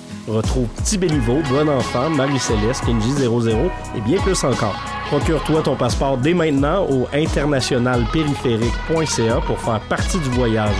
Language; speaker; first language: French; native; French